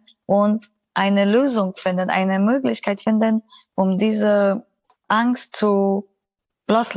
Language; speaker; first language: German; non-native, fluent; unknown